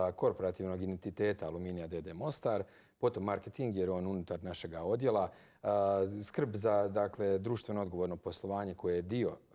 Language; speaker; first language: Croatian; native; Croatian